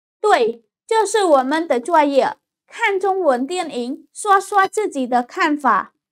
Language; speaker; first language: Chinese; non-native, fluent; Khmer